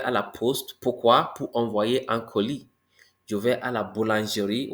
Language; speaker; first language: French; non-native, fluent; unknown